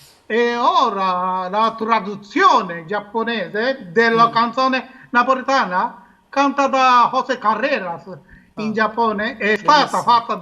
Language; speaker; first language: Italian; non-native, learner; Japanese